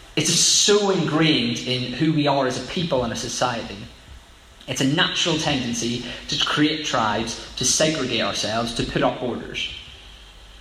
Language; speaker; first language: English; native; English